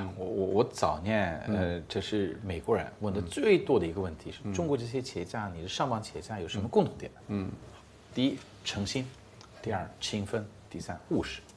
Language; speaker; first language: Chinese; non-native, fluent; English